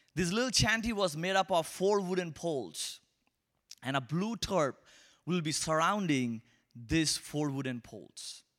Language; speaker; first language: English; non-native, local second language; Bangla